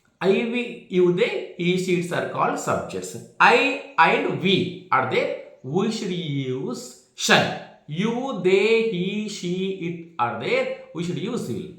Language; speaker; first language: English; non-native, local second language; Telugu